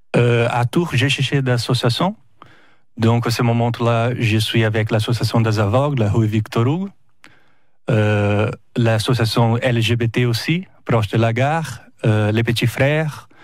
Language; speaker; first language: French; non-native, fluent; Portuguese